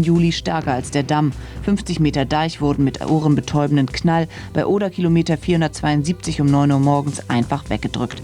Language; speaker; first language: German; native; German